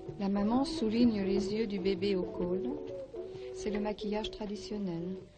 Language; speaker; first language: French; native; French